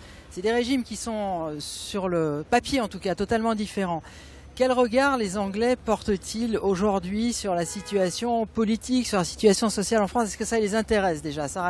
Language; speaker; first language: French; native; French